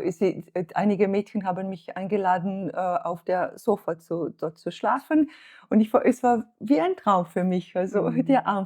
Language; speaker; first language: German; non-native, fluent; Slovenian